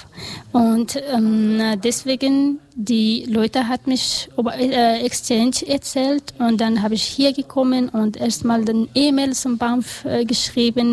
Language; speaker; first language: German; non-native, learner; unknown